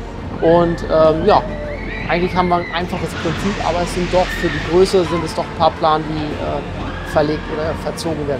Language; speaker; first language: German; native; German